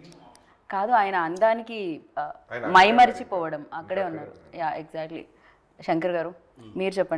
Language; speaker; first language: Telugu; native; Telugu